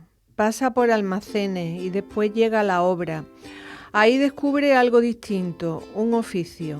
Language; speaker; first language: Spanish; native; Spanish